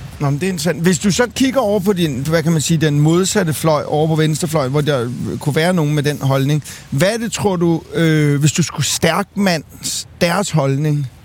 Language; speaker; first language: Danish; native; Danish